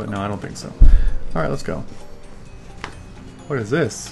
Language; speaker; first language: English; native; English